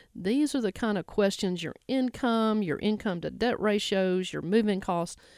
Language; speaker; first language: English; native; English